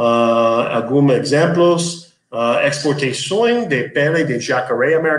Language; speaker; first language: Spanish; non-native, learner; English